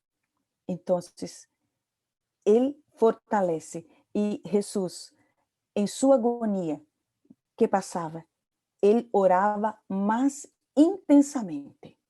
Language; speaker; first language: Portuguese; non-native, learner; Spanish